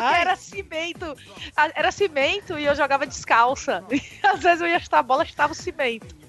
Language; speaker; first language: Portuguese; native; Portuguese